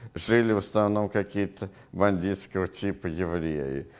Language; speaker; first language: Russian; native; Russian